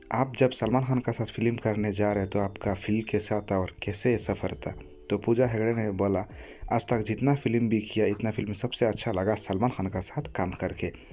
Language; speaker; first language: Hindi; non-native, local second language; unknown